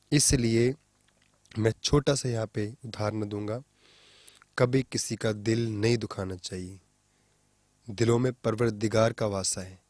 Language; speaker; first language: Hindi; non-native, local second language; Punjabi